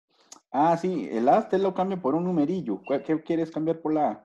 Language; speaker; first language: Spanish; native; Spanish